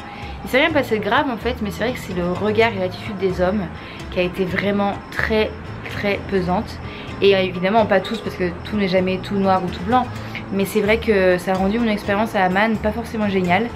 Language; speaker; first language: French; native; French